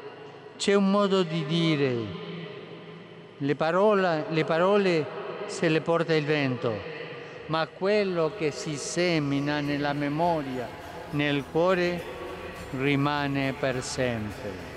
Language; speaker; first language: Italian; non-native, fluent; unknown